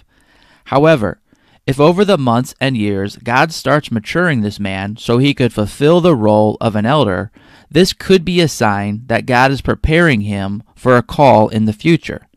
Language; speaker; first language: English; native; English